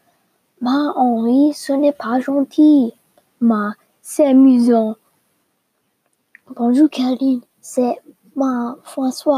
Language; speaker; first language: French; non-native, learner; English